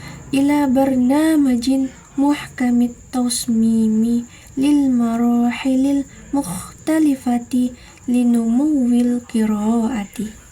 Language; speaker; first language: Arabic; non-native, learner; Indonesian